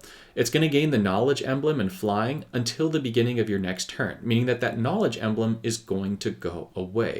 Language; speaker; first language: English; native; English